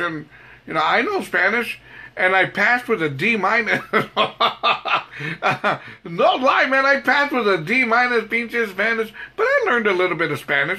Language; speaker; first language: English; native; English